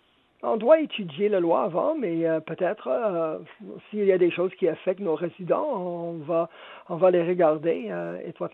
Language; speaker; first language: French; non-native, local second language; English